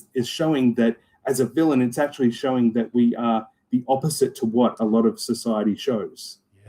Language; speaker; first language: English; native; English